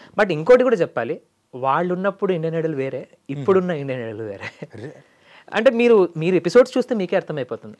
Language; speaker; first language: Telugu; native; Telugu